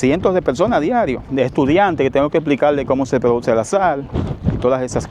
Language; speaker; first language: Spanish; native; Spanish